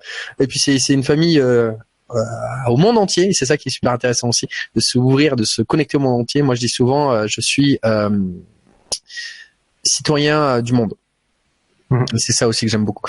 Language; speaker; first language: French; native; French